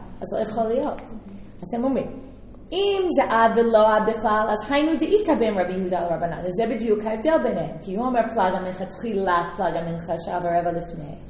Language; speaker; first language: Hebrew; native; Hebrew